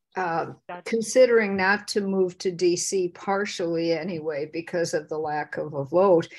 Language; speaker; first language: English; native; English